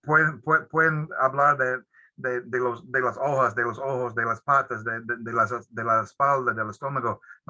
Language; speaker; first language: Spanish; non-native, fluent; English